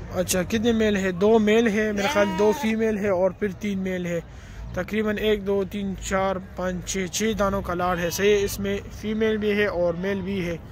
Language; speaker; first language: Urdu; non-native, local second language; Pashto